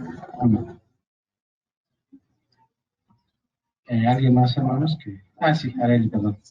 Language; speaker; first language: Spanish; native; Spanish